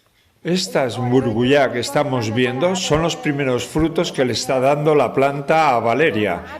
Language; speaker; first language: Spanish; native; Spanish